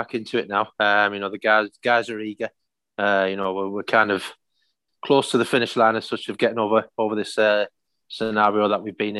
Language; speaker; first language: English; native; English